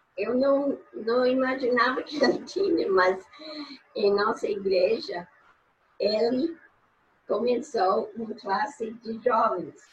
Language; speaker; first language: Portuguese; non-native, fluent; English